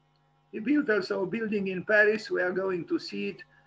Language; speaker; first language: English; non-native, fluent; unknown